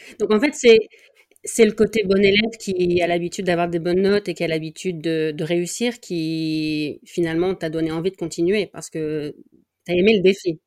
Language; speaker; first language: French; native; French